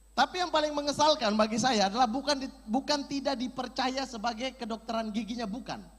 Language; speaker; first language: Indonesian; native; Indonesian